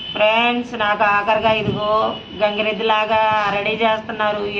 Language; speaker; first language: Telugu; non-native, local second language; Lambadi